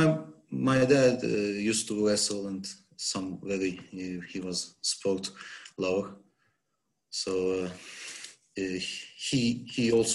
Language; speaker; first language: English; non-native, learner; Turkish